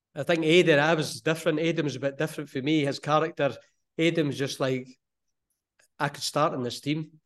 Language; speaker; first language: English; native; English